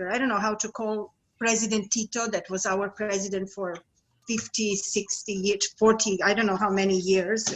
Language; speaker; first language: English; non-native, fluent; Serbian